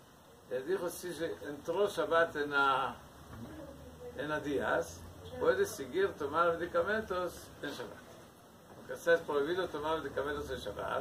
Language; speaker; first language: Spanish; non-native, learner; Hebrew